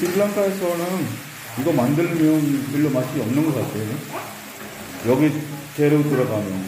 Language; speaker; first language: Korean; non-native, learner; Sinhala